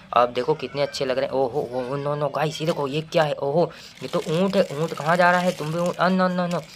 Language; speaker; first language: Hindi; native; Hindi